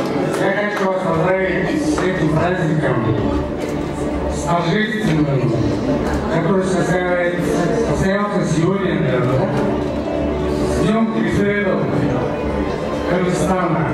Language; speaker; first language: Russian; non-native, local second language; Kyrgyz